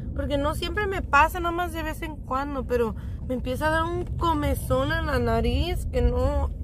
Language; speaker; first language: Spanish; early bilingual, heritage; Spanish